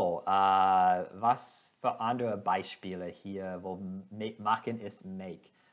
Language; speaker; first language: German; non-native, fluent; English